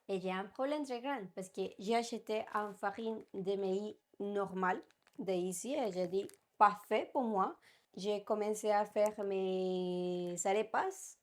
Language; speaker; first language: French; non-native, learner; Spanish